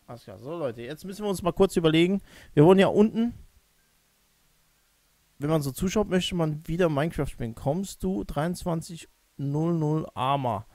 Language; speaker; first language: German; native; German